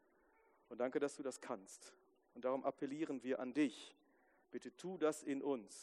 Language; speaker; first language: German; native; German